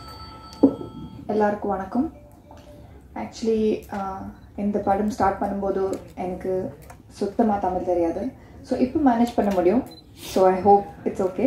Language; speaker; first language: Tamil; non-native, learner; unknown